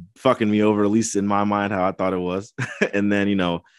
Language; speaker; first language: English; native; English